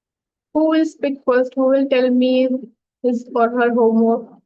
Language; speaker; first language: English; non-native, local second language; Marathi